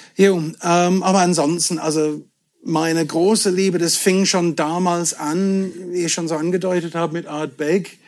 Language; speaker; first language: German; non-native, fluent; English